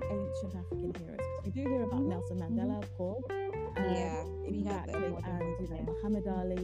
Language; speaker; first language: English; native; English